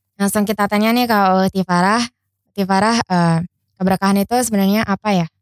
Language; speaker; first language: Indonesian; native; Indonesian